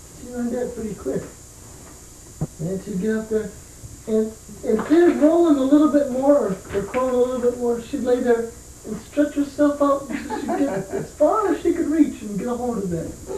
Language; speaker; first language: English; native; English